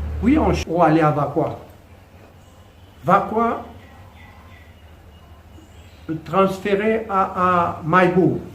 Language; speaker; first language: French; non-native, local second language; Morisyen